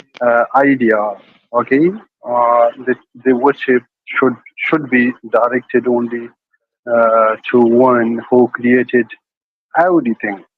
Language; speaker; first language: English; non-native, learner; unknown